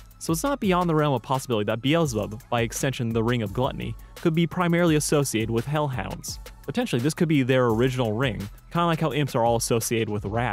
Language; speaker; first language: English; native; English